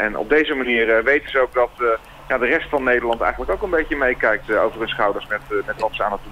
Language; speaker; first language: Dutch; native; Dutch